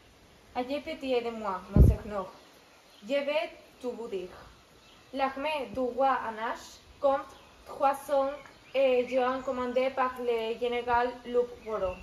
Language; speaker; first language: French; non-native, learner; Spanish